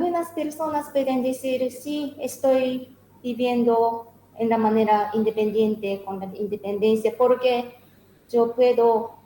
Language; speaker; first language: Spanish; non-native, learner; Japanese